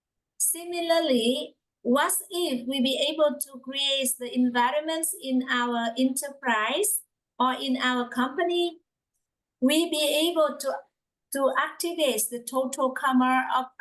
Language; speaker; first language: English; non-native, fluent; Vietnamese